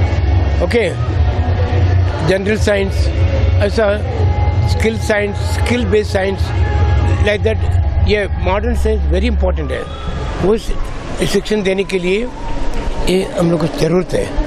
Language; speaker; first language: Hindi; non-native, local second language; Tamil